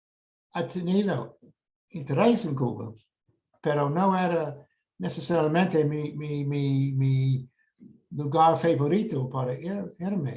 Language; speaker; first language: Spanish; non-native, fluent; English